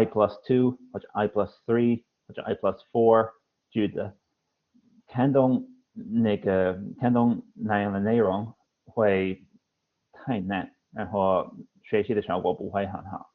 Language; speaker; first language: Chinese; non-native, fluent; English